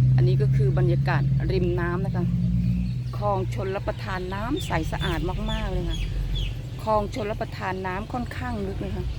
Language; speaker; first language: Thai; native; Thai